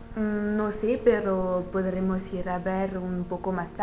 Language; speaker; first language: Spanish; non-native, learner; French